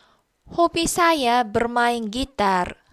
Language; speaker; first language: Indonesian; non-native, fluent; Korean